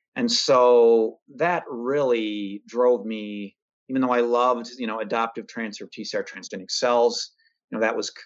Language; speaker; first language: English; native; English